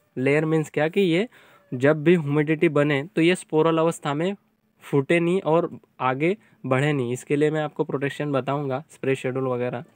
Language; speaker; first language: Hindi; native; Hindi